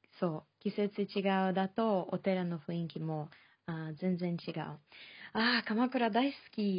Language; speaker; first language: Japanese; non-native, fluent; Chinese